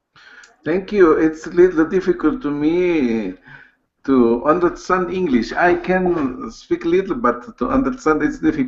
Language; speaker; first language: English; non-native, learner; Spanish